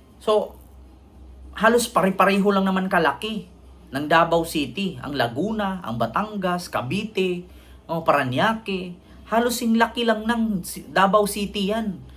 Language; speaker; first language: Filipino; non-native, local second language; Cebuano